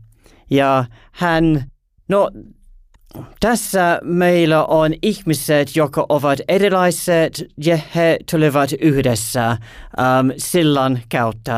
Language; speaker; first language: Finnish; non-native, learner; English